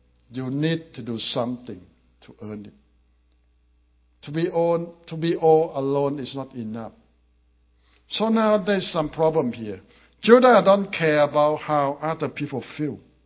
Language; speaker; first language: English; non-native, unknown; Thai